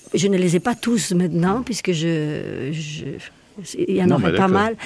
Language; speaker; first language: French; non-native, fluent; Spanish